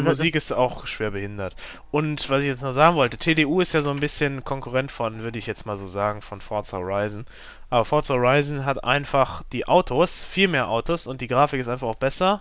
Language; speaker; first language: German; native; German